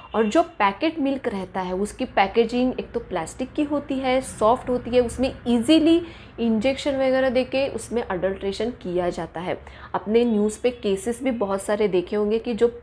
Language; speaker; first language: Hindi; non-native, local second language; Marathi